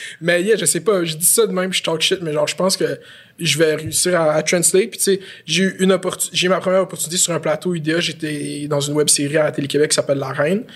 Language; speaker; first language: French; native; French